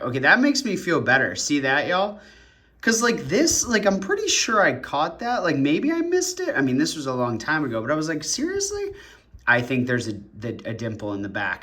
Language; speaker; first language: English; native; English